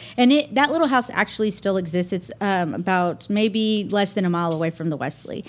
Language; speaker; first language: English; native; English